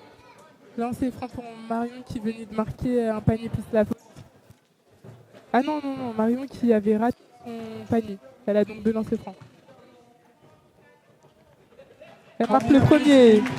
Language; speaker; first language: French; native; French